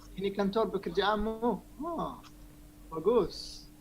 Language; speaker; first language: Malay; non-native, learner; Arabic